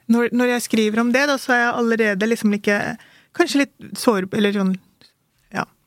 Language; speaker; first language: Norwegian; early bilingual, other home language; Urdu